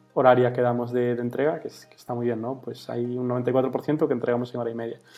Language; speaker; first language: Spanish; native; Spanish